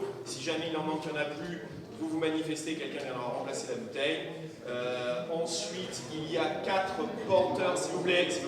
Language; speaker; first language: French; native; French